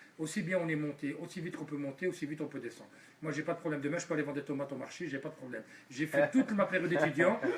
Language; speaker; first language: French; non-native, local second language; Dutch